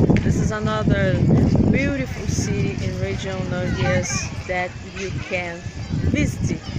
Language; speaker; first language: English; non-native, learner; Portuguese